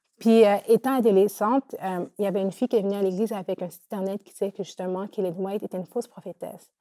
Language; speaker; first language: French; native; French